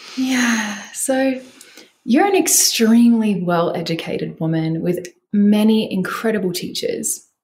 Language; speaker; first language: English; native; English